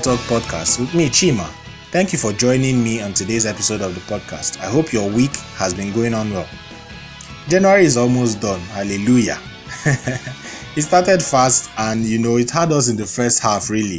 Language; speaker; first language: English; non-native, local second language; Igbo